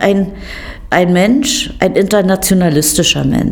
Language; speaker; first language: German; non-native, fluent; Catalan